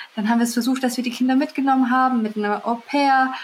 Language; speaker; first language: German; early bilingual, other home language; Russian